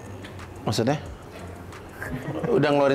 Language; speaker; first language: Indonesian; native; Indonesian